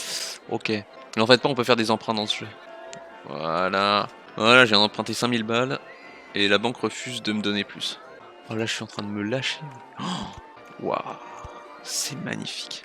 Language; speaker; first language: French; native; French